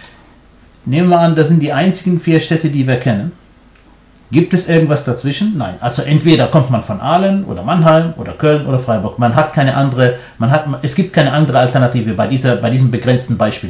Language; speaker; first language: German; non-native, fluent; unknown